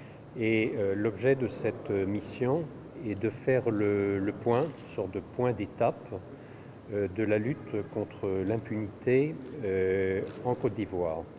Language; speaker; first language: French; native; French